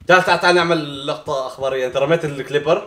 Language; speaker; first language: Arabic; native; Arabic